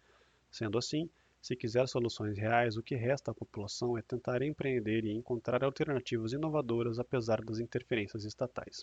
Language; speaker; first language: Portuguese; native; Portuguese